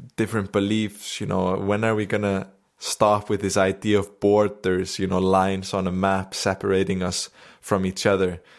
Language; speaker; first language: English; non-native, fluent; Icelandic